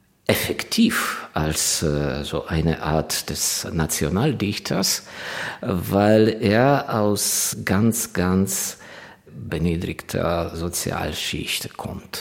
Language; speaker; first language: German; non-native, fluent; Ukrainian